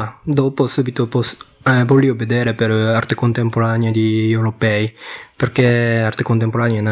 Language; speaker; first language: Italian; non-native, learner; Japanese